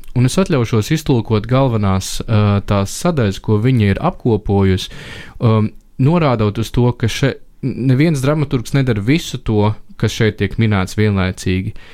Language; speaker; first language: Latvian; native; Latvian